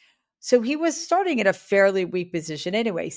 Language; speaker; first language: English; native; English